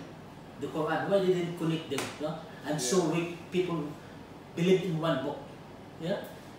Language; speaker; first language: English; non-native, learner; Filipino